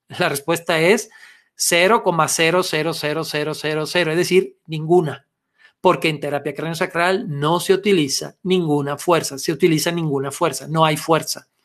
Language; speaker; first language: Spanish; non-native, fluent; Italian